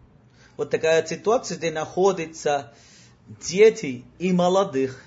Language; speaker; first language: Russian; non-native, learner; Spanish